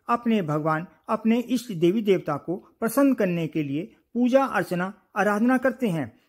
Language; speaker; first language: Hindi; native; Hindi